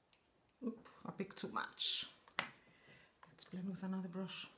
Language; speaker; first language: English; non-native, fluent; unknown